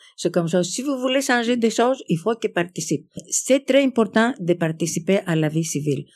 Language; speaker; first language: French; non-native, fluent; Greek